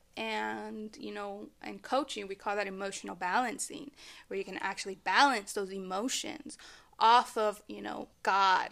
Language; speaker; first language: English; early bilingual, other home language; Spanish